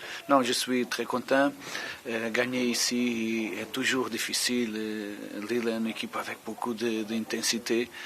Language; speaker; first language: French; non-native, fluent; Portuguese